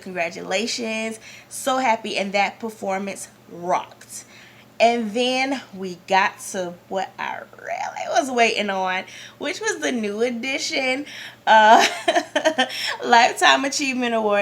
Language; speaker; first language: English; native; English